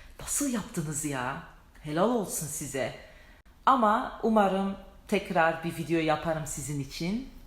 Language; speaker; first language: Turkish; early bilingual, heritage; Turkish